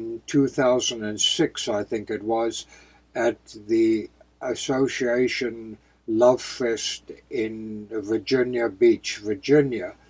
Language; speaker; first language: English; native; English